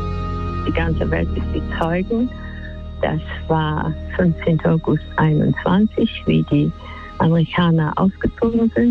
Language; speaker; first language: German; non-native, fluent; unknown